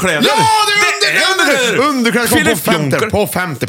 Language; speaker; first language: Swedish; native; Swedish